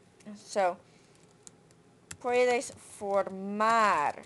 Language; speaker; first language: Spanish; non-native, learner; English